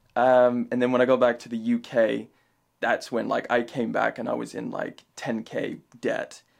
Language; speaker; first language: English; native; English